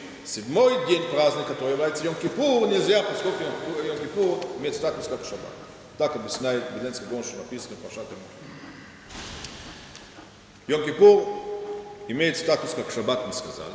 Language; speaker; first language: Russian; non-native, fluent; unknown